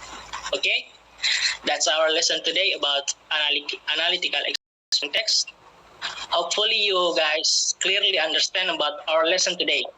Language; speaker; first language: English; non-native, learner; Indonesian